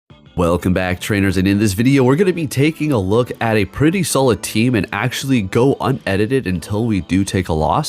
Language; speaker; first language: English; native; English